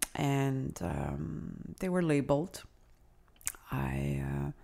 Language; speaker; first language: English; non-native, fluent; Italian